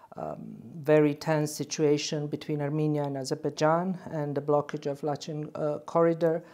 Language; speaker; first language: English; non-native, fluent; Bosnian